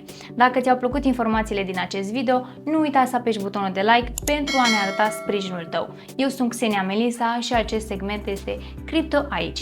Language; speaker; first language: Romanian; native; Romanian